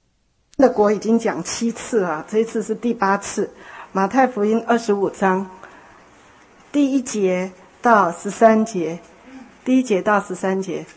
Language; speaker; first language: Chinese; native; Chinese